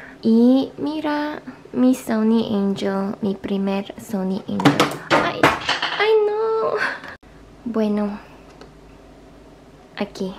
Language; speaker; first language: Spanish; non-native, fluent; Korean